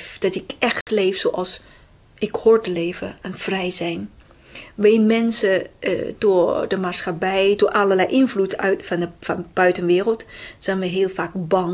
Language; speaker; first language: Dutch; non-native, fluent; Chinese